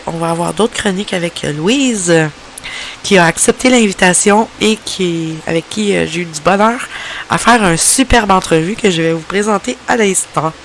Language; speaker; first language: French; native; French